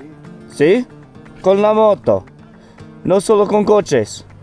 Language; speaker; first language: Spanish; non-native, learner; English